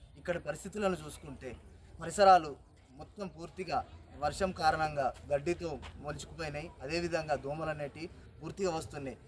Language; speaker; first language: Telugu; native; Telugu